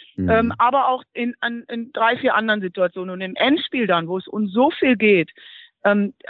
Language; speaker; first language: German; native; German